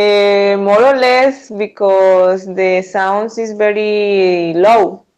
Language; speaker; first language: English; non-native, learner; Spanish